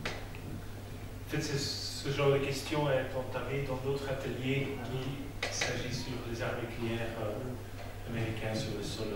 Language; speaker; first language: French; non-native, local second language; Dutch